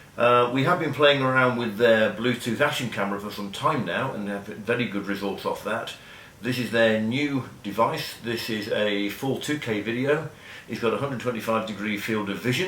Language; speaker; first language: English; native; English